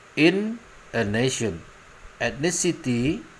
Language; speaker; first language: English; non-native, fluent; Indonesian